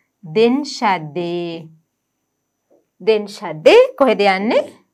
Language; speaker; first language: Japanese; non-native, fluent; Sinhala